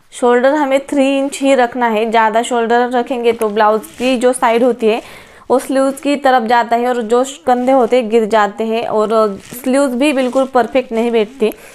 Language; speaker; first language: Hindi; non-native, local second language; Marathi